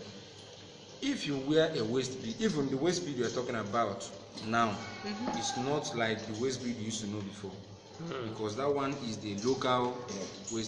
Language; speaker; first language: English; non-native, local second language; Igbo